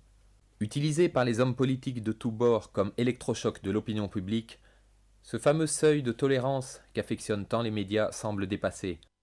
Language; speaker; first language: French; native; French